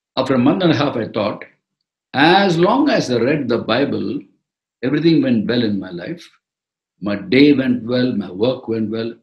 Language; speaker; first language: English; non-native, local second language; Tamil